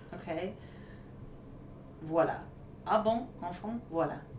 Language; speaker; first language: French; non-native, learner; English